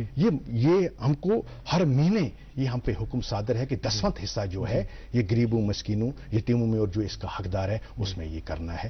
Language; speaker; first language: Urdu; non-native, local second language; Punjabi